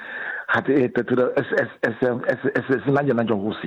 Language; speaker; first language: Hungarian; non-native, fluent; Yoruba